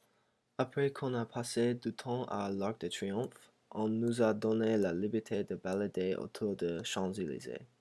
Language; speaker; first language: French; non-native, learner; English